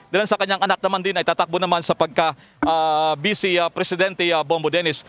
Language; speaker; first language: Filipino; native; Filipino